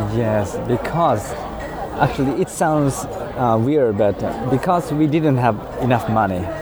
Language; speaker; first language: English; non-native, fluent; Japanese